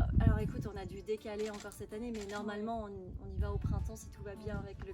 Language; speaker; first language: French; native; French